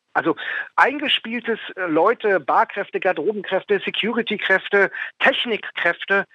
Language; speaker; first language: German; native; German